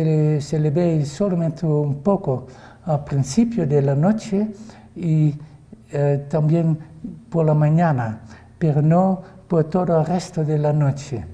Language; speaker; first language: Spanish; non-native, fluent; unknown